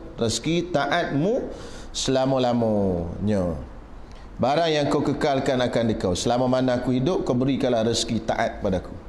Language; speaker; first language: Malay; native; Malay